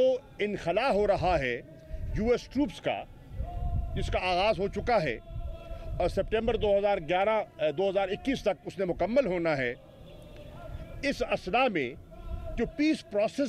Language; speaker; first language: Urdu; non-native, local second language; Saraiki